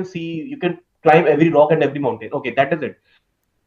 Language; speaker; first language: English; non-native, local second language; Hindi